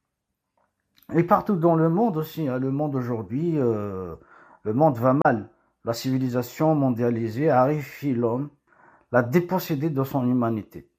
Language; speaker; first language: French; non-native, local second language; Kabyle